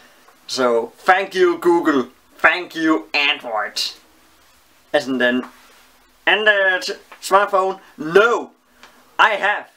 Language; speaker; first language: English; non-native, learner; Danish